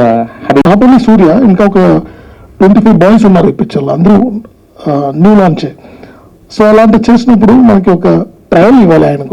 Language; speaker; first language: Telugu; non-native, learner; Tamil